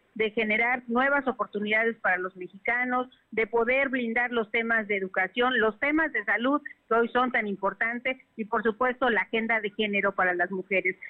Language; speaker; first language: Spanish; native; Spanish